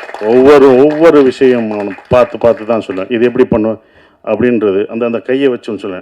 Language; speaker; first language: Tamil; native; Tamil